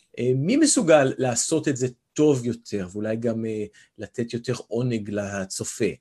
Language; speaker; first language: Hebrew; native; Hebrew